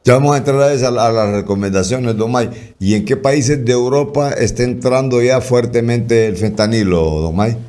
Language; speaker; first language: Spanish; native; Spanish